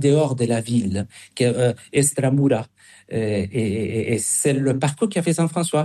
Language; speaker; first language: French; non-native, fluent; Spanish